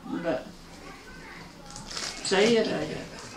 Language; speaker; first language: Hebrew; non-native, fluent; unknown